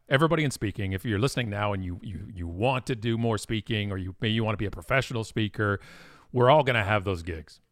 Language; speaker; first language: English; native; English